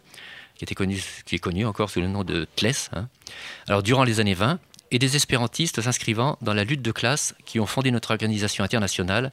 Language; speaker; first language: French; native; French